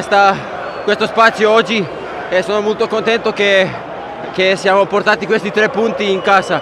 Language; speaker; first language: Italian; non-native, fluent; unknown